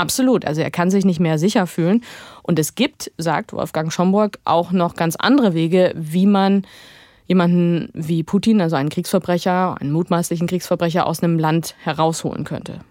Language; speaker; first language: German; native; German